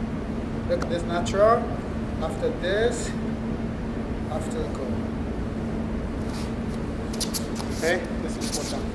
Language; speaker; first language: English; non-native, learner; Spanish